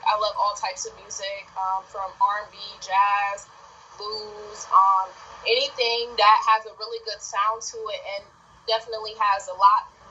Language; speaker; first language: English; native; English